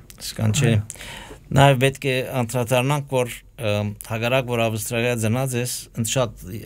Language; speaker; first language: Armenian; early bilingual, heritage; Armenian